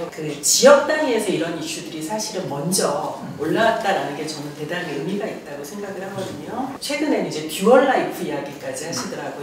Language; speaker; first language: Korean; native; Korean